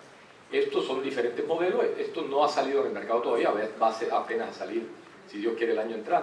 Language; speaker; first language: Spanish; native; Spanish